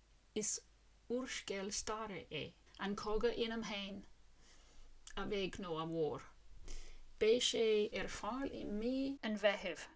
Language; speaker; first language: Irish; non-native, learner; English